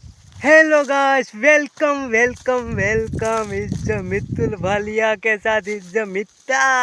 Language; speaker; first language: Hindi; non-native, local second language; Gujarati